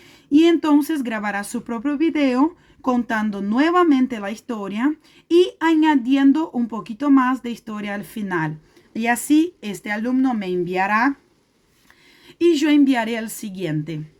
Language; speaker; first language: Spanish; non-native, fluent; Portuguese